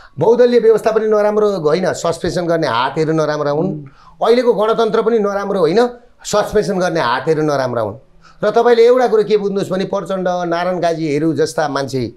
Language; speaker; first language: Nepali; native; Nepali